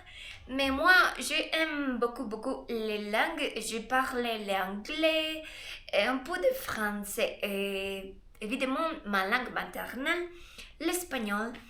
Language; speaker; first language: French; non-native, learner; Spanish